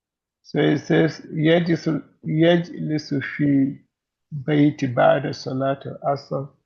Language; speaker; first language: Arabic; non-native, learner; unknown